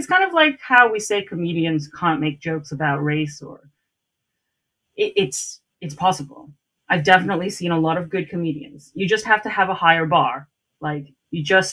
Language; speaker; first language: English; non-native, local second language; Cantonese